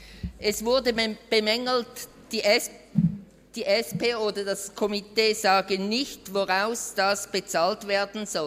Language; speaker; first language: German; native; German